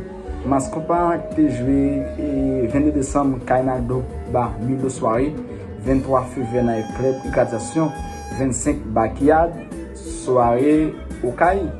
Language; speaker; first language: French; non-native, local second language; Haitian Creole